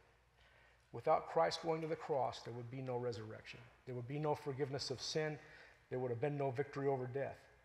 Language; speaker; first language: English; native; English